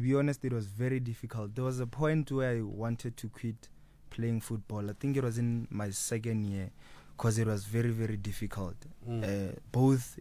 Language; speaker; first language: English; non-native, local second language; Northern Sotho